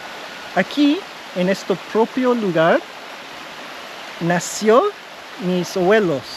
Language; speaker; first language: Spanish; early bilingual, heritage; English